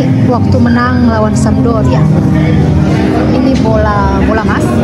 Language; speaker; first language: Indonesian; non-native, local second language; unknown